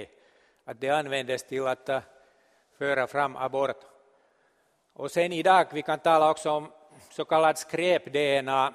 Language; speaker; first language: Swedish; non-native, local second language; Finnish